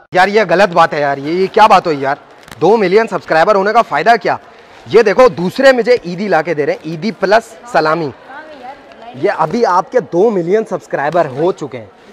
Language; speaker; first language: Hindi; native; Hindi